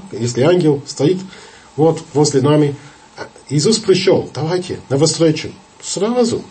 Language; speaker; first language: Russian; non-native, fluent; English